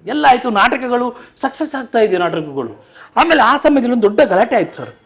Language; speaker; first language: Kannada; non-native, local second language; Tulu